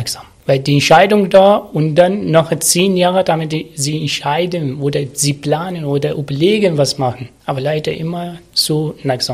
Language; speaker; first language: German; non-native, learner; Arabic